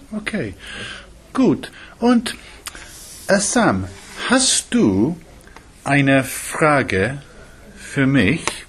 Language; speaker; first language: German; non-native, fluent; English